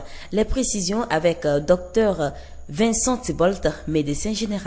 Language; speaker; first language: French; non-native, local second language; Ewe